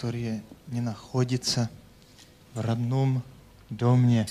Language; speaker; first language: Russian; non-native, fluent; Czech